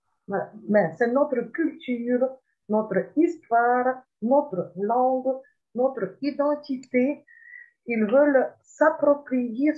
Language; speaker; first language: French; non-native, fluent; Ukrainian